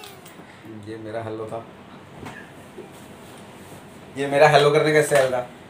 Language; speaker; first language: Hindi; native; Hindi